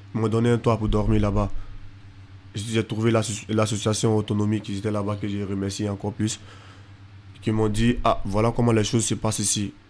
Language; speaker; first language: French; non-native, local second language; Fula